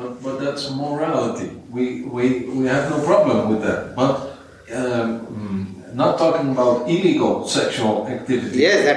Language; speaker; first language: English; non-native, fluent; Dutch